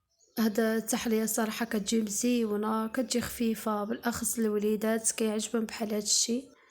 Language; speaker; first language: Arabic; native; Arabic